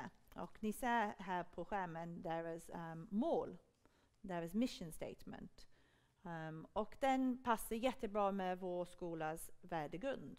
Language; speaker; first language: Swedish; non-native, fluent; English